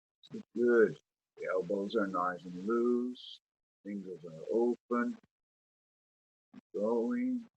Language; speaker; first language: English; native; English